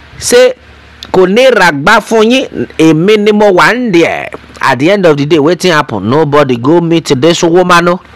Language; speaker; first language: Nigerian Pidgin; non-native, local second language; Yoruba